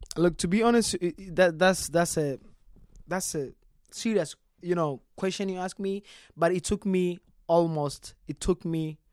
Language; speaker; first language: English; non-native, learner; Kinyarwanda